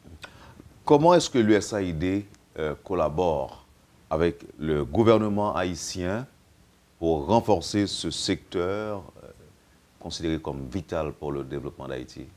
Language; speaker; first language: French; native; French